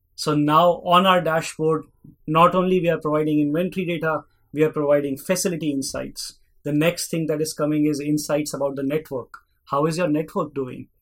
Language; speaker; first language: English; non-native, local second language; Hindi